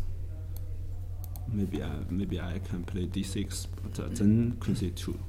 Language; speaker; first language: English; non-native, learner; Chinese